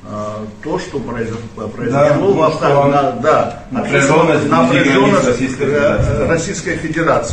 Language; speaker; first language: Russian; non-native, local second language; Abkhazian